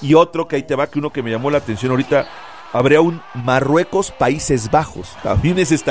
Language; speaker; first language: Spanish; native; Spanish